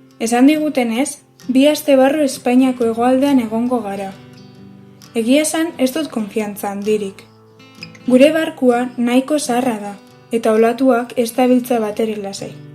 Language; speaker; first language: Basque; native; Basque